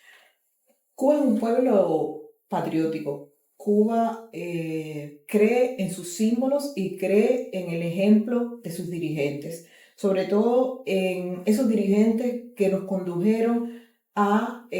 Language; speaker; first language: Spanish; native; Spanish